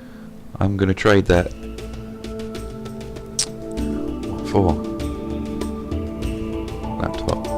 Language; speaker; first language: English; native; English